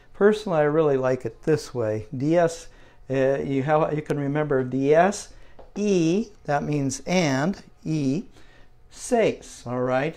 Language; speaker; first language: English; native; English